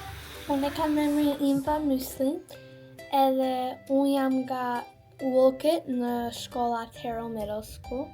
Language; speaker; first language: Albanian; early bilingual, heritage; Albanian